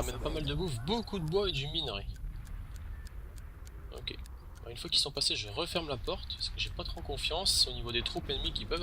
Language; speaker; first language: French; native; French